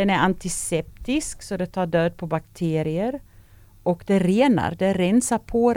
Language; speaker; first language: Swedish; non-native, fluent; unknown